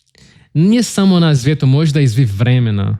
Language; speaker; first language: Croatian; non-native, learner; Portuguese